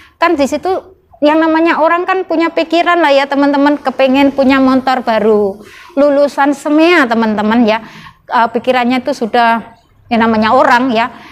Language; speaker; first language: Indonesian; non-native, local second language; Javanese